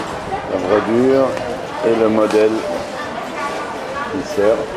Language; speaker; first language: French; native; French